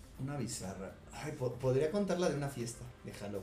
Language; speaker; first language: Spanish; native; Spanish